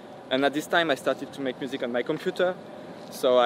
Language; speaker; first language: English; non-native, fluent; French